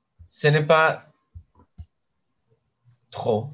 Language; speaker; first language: French; non-native, learner; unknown